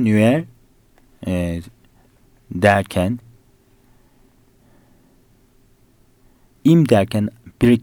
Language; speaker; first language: Turkish; non-native, fluent; Korean